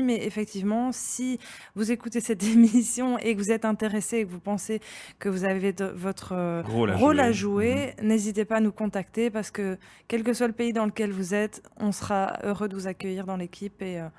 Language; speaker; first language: French; native; French